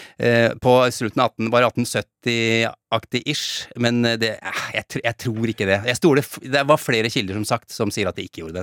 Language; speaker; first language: Norwegian; native; Norwegian